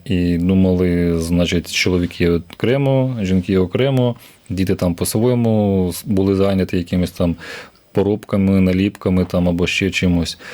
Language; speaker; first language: Ukrainian; native; Ukrainian